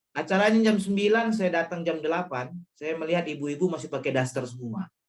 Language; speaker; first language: Indonesian; non-native, local second language; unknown